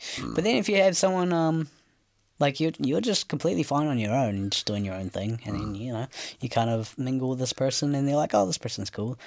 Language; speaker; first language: English; native; English